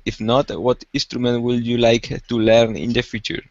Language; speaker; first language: English; non-native, learner; Spanish